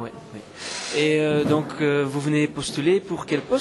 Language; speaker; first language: French; non-native, local second language; Dutch